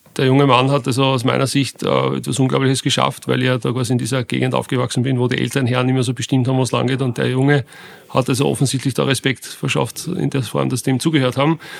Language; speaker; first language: German; native; German